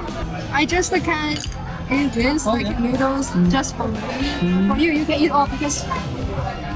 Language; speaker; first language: English; non-native, learner; Chinese